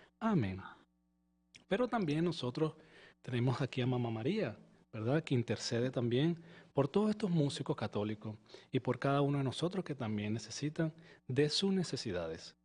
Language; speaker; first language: Spanish; native; Spanish